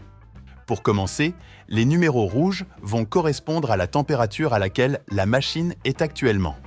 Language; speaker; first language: French; native; French